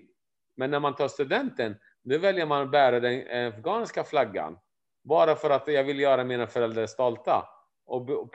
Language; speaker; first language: Swedish; non-native, fluent; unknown